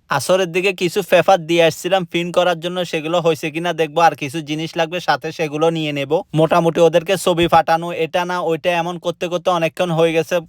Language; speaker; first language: Bangla; native; Bangla